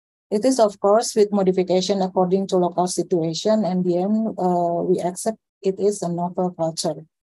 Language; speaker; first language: English; non-native, fluent; Indonesian